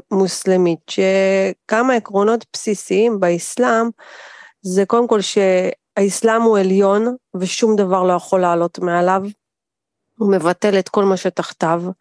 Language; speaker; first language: Hebrew; native; Hebrew